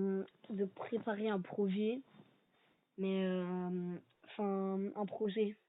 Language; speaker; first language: French; native; French